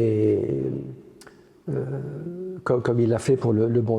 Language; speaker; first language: French; native; French